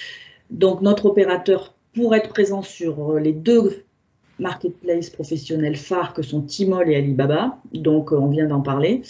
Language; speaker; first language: French; native; French